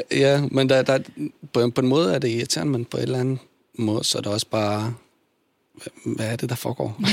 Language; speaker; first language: Danish; early bilingual, other home language; Bosnian